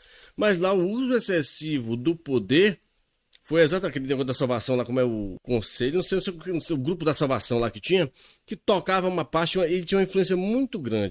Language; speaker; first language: Portuguese; native; Portuguese